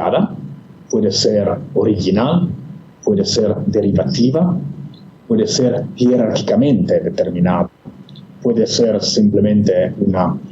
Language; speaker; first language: Spanish; non-native, fluent; Italian